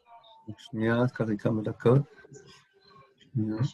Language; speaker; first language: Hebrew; non-native, fluent; English